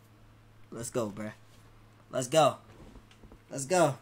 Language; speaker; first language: English; native; English